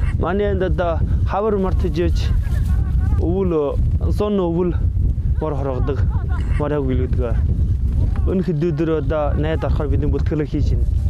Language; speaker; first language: Mongolian; non-native, local second language; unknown